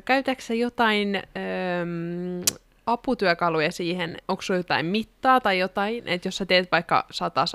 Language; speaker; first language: Finnish; native; Finnish